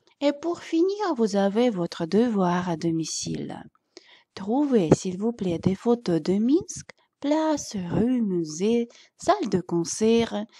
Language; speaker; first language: French; non-native, fluent; Russian